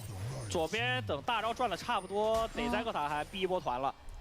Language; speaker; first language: Chinese; native; Chinese